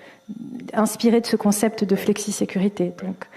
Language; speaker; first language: French; native; French